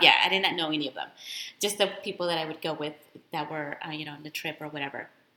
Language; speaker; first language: English; early bilingual, other home language; Spanish